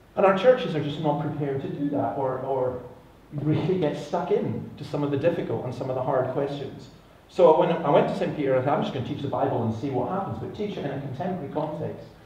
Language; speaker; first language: English; native; English